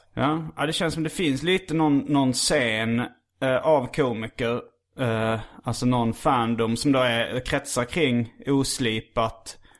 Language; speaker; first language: Swedish; native; Swedish